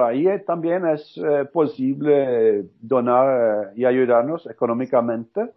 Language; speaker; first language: Spanish; non-native, learner; Norwegian